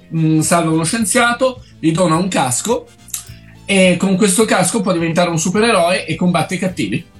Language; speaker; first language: Italian; native; Italian